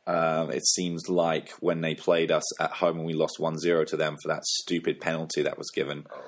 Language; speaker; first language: English; native; English